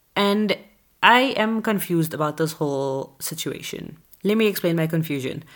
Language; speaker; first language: English; native; English